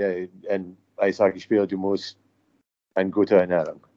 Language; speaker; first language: German; non-native, learner; English